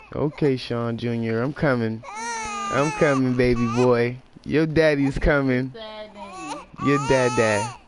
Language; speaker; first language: English; native; English